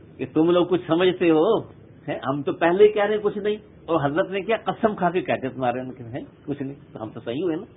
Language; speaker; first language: Urdu; non-native, local second language; Pashto